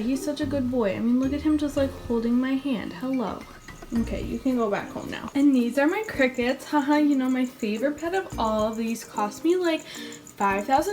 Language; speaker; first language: English; native; English